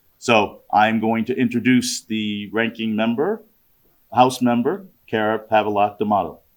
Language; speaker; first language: English; native; English